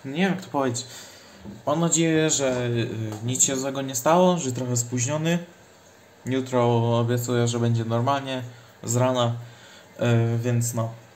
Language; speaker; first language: Polish; native; Polish